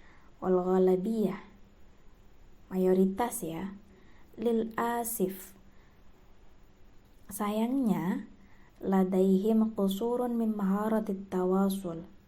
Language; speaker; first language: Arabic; non-native, fluent; Indonesian